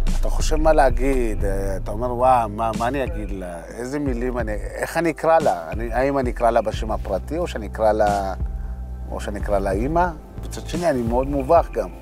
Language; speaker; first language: Hebrew; early bilingual, other home language; Amharic